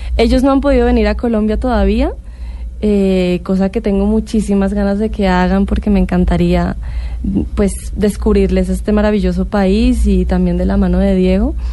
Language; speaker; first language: Spanish; non-native, local second language; Catalan